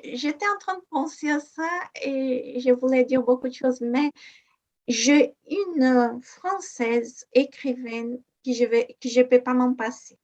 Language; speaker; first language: French; non-native, fluent; Portuguese